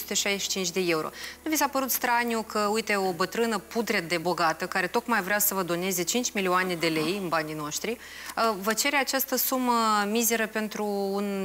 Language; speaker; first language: Romanian; native; Romanian